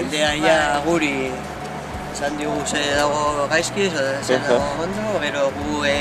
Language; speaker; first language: Basque; non-native, local second language; Spanish